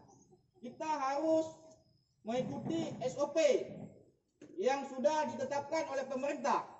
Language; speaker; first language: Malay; non-native, local second language; Achinese